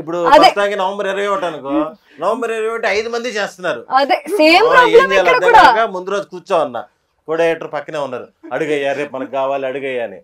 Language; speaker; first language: Telugu; native; Telugu